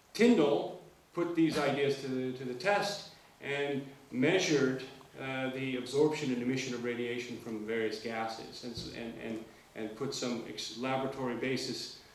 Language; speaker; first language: English; native; English